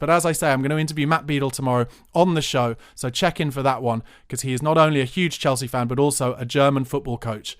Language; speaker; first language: English; native; English